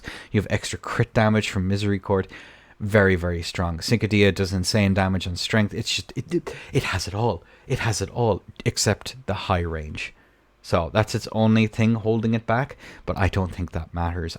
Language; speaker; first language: English; native; English